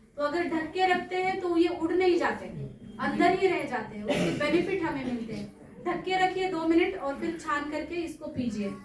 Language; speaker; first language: Hindi; non-native, local second language; Marathi